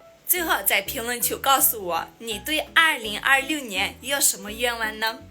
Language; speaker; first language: Chinese; non-native, fluent; Armenian